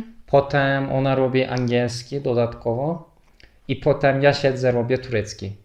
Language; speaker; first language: Polish; non-native, fluent; Turkish